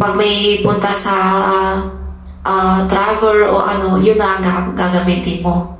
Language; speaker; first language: Filipino; non-native, learner; Chinese